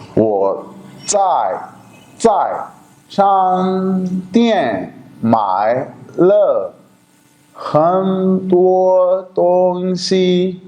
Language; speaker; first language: Chinese; non-native, learner; Urdu